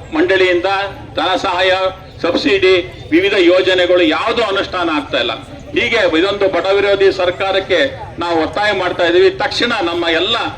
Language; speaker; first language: Kannada; native; Kannada